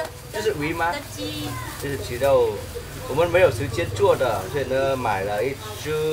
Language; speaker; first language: Chinese; non-native, learner; Vietnamese